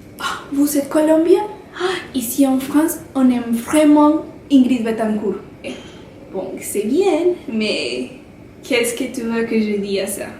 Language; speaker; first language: French; non-native, fluent; Spanish